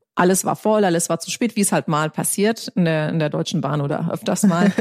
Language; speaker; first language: German; non-native, fluent; English